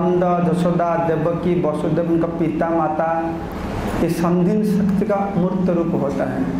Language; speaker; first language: Hindi; non-native, local second language; Odia